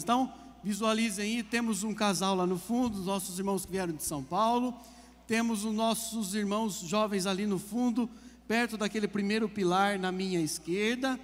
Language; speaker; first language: Portuguese; native; Portuguese